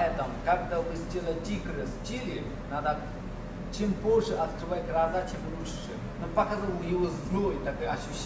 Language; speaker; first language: Russian; non-native, learner; Chinese